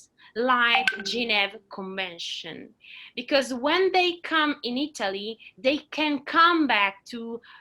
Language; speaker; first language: English; non-native, learner; Italian